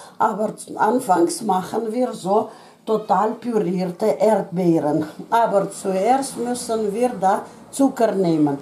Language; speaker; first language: German; non-native, fluent; Russian